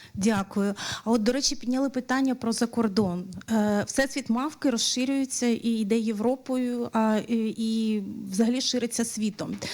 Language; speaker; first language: Ukrainian; native; Ukrainian